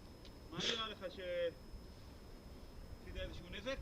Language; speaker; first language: Hebrew; native; Hebrew